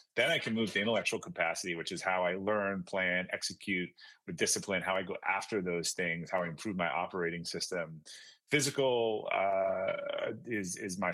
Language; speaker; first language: English; native; English